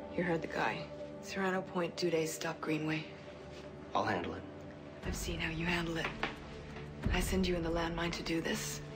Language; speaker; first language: English; native; English